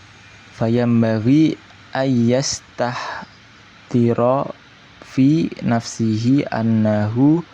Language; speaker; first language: Arabic; non-native, learner; Indonesian